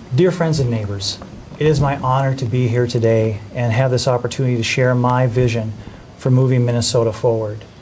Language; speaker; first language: English; native; English